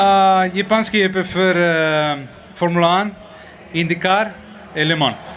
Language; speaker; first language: French; non-native, learner; Spanish